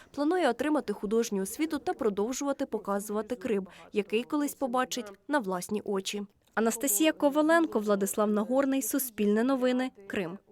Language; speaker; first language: Ukrainian; native; Ukrainian